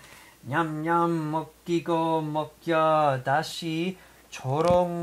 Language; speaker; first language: Korean; non-native, fluent; English